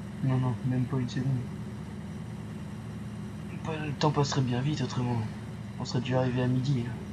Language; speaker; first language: French; native; French